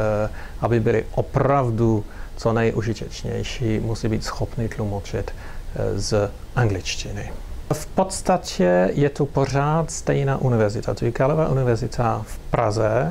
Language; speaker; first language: Czech; non-native, fluent; English